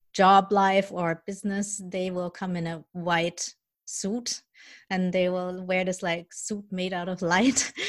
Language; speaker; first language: English; early bilingual, other home language; German